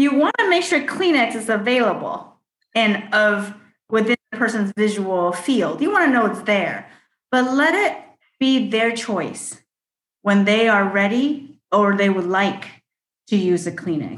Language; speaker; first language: English; early bilingual, other home language; Chinese